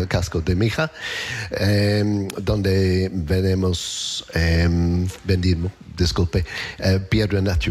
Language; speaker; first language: Spanish; non-native, learner; English